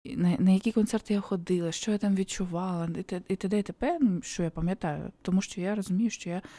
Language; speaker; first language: Ukrainian; non-native, local second language; Russian